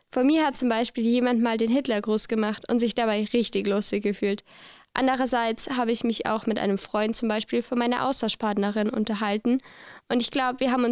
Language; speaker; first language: German; native; German